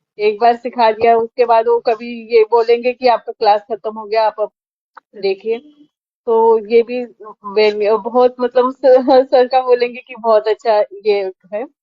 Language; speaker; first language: Hindi; native; Hindi